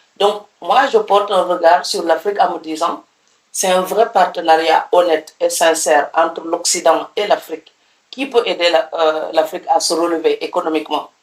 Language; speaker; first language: French; non-native, local second language; Serer